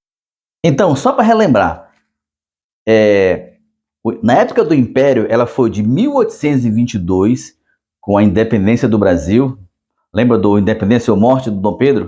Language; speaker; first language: Portuguese; native; Portuguese